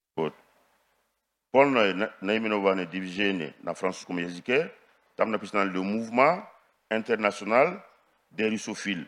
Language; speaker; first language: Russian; non-native, fluent; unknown